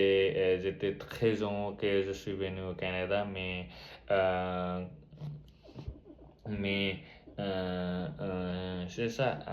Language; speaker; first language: French; non-native, learner; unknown